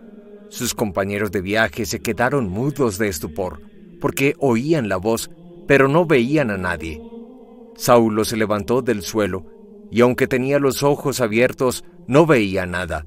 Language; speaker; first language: Spanish; native; Spanish